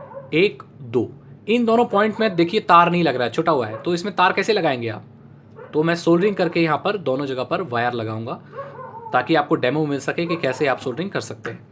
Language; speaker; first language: Hindi; native; Hindi